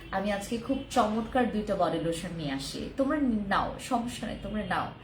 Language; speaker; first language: Bangla; non-native, local second language; Khasi